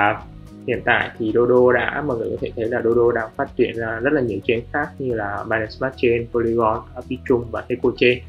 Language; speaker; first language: Vietnamese; native; Vietnamese